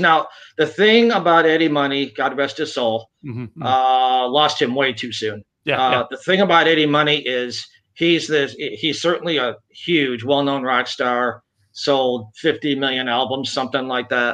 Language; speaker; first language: English; native; English